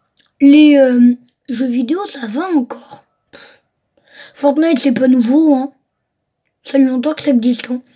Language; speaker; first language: French; early bilingual, other home language; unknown